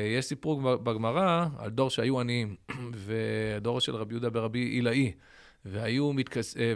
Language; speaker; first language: Hebrew; early bilingual, other home language; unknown